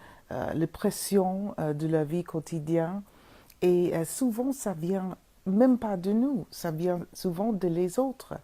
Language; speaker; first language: French; non-native, fluent; English